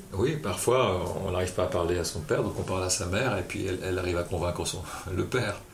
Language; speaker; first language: French; native; French